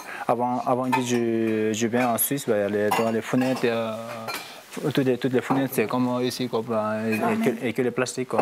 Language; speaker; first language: French; non-native, fluent; Sherpa